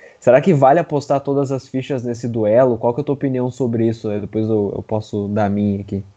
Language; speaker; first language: Portuguese; native; Portuguese